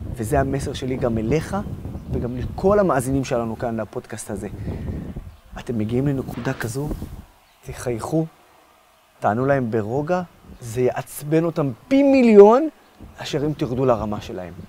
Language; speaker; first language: Hebrew; non-native, local second language; Arabic